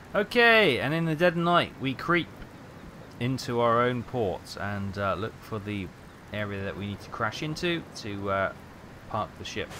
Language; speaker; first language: English; native; English